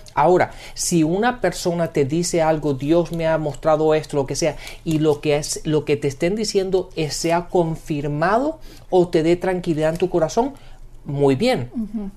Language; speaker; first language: Spanish; early bilingual, heritage; Spanish